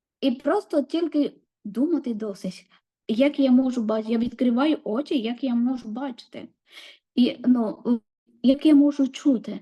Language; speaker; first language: Ukrainian; non-native, learner; Malayalam